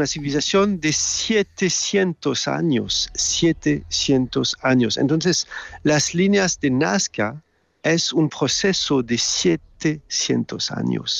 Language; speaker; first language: Spanish; non-native, fluent; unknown